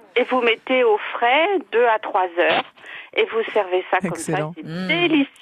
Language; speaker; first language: French; non-native, fluent; Polish